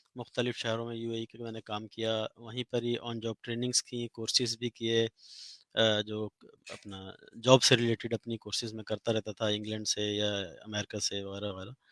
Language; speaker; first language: Urdu; native; Urdu